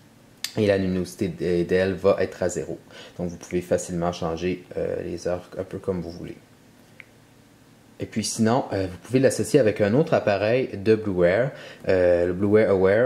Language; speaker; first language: French; native; French